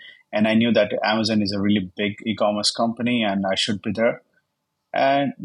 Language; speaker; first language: English; non-native, local second language; Hindi